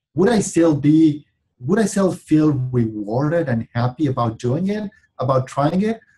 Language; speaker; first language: English; non-native, fluent; Spanish